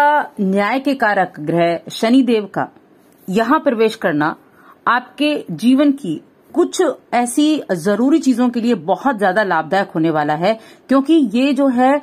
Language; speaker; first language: Hindi; native; Hindi